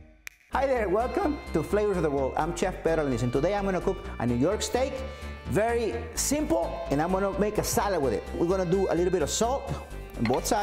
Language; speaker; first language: English; non-native, fluent; Spanish